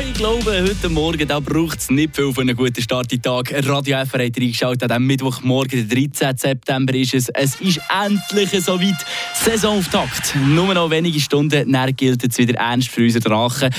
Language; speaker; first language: German; native; German